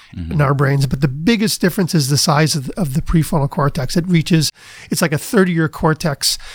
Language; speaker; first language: English; native; English